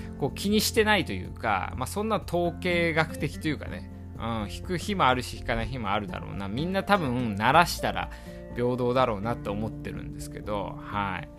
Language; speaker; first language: Japanese; native; Japanese